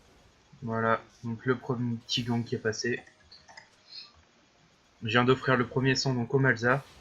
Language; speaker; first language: French; native; French